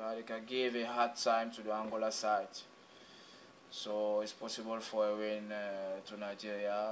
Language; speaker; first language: English; non-native, local second language; French